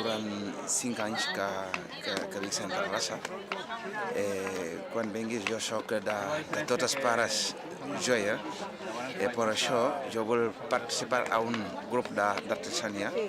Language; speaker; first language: Catalan; non-native, learner; Spanish